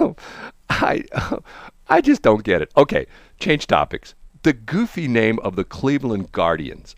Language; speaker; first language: English; early bilingual, other home language; German